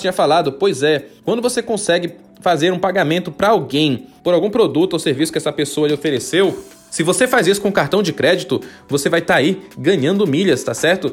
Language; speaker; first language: Portuguese; native; Portuguese